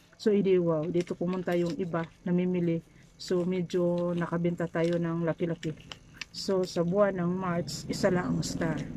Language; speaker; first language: Filipino; non-native, local second language; Cebuano